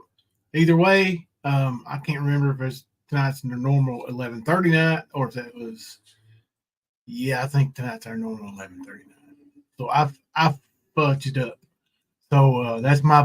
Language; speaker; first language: English; native; English